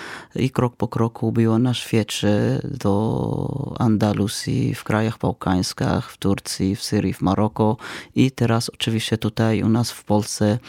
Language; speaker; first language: Polish; non-native, fluent; Arabic